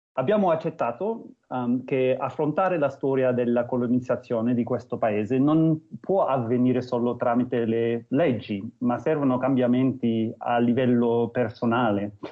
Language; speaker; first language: Italian; non-native, fluent; English